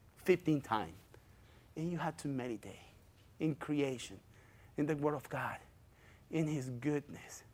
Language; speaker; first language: English; non-native, fluent; Spanish